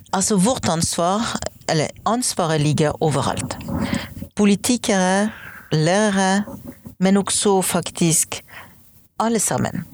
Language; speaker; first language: Norwegian; non-native, fluent; French